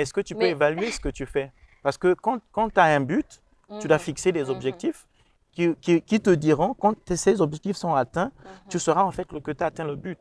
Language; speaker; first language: French; non-native, local second language; Rundi